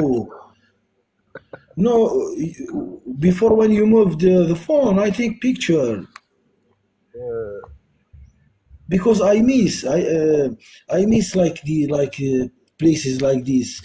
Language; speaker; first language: English; non-native, local second language; Arabic